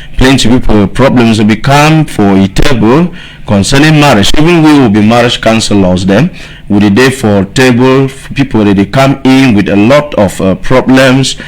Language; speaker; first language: Nigerian Pidgin; native; Nigerian Pidgin